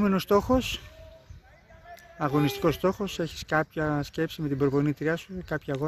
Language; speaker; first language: Greek; native; Greek